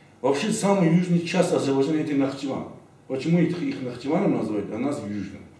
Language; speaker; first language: Russian; non-native, local second language; Talysh